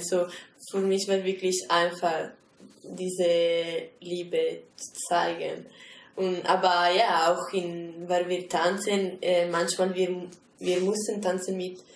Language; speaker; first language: German; non-native, learner; Italian